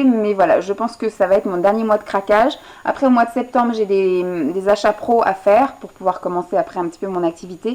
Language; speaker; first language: French; native; French